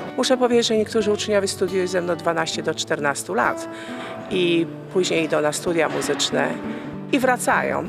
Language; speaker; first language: Polish; native; Polish